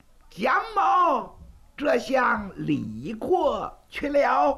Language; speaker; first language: Chinese; native; Chinese